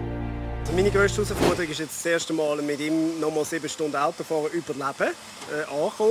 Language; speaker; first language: German; native; German